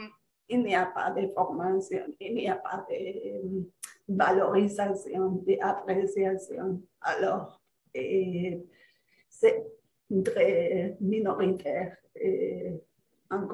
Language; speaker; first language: French; non-native, fluent; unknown